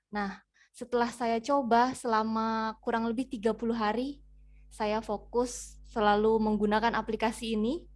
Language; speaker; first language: Indonesian; native; Indonesian